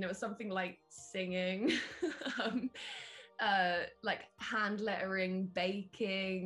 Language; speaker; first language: English; native; English